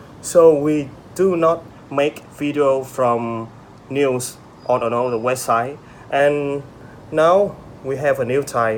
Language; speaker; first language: English; non-native, learner; Vietnamese